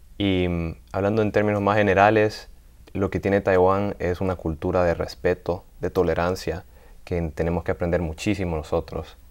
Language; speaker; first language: Spanish; native; Spanish